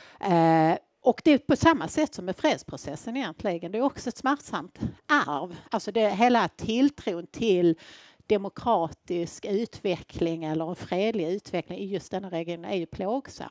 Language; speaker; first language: Swedish; native; Swedish